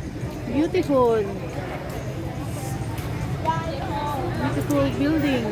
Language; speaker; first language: English; non-native, local second language; Filipino